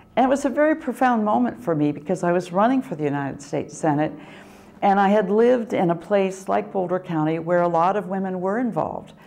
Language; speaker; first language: English; native; English